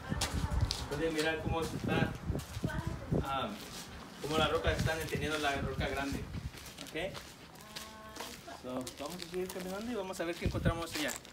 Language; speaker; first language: Spanish; early bilingual, heritage; Spanish